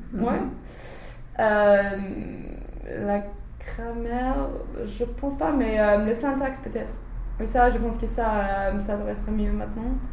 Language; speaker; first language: French; non-native, fluent; English